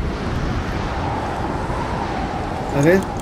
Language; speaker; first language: Spanish; native; Spanish